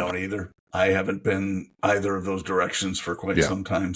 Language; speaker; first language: English; native; English